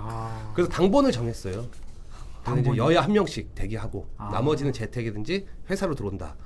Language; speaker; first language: Korean; native; Korean